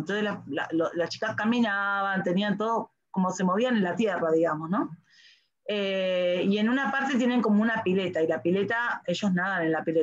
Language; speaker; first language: Spanish; native; Spanish